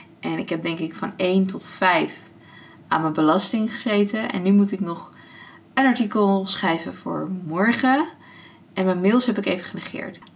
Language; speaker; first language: Dutch; early bilingual, other home language; Armenian